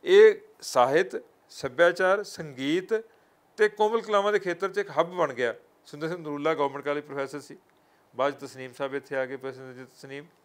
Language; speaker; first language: Punjabi; native; Punjabi